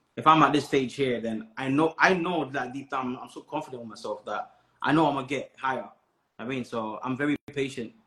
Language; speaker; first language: English; native; English